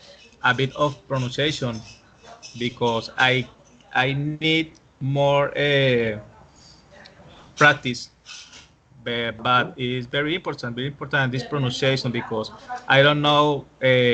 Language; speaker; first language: English; non-native, learner; Spanish